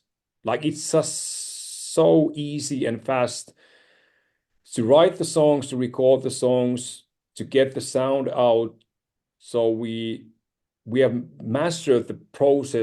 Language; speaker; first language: English; non-native, fluent; Finnish